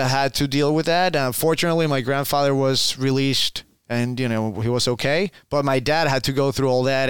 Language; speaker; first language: English; non-native, fluent; Spanish